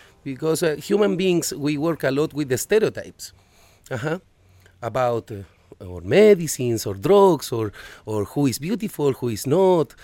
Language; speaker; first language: English; non-native, fluent; Spanish